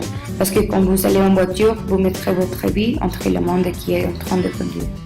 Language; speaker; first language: French; non-native, learner; Spanish